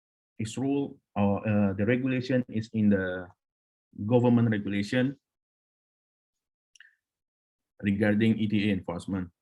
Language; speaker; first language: English; non-native, fluent; Indonesian